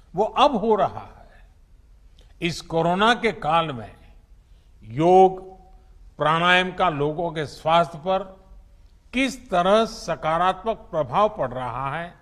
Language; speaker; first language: Hindi; native; Hindi